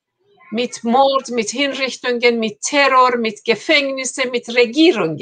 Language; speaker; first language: German; non-native, fluent; Persian